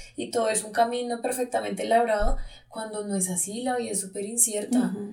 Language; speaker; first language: Spanish; native; Spanish